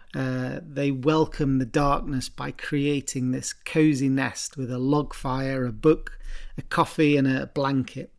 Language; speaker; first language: English; native; English